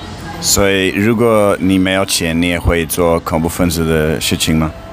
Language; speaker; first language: Chinese; non-native, fluent; English